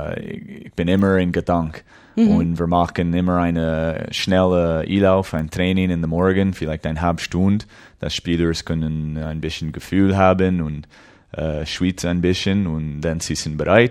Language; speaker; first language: German; early bilingual, heritage; English